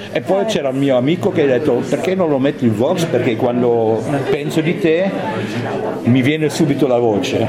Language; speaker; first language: Italian; non-native, fluent; German